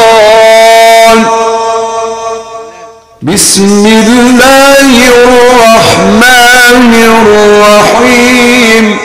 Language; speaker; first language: Arabic; native; Arabic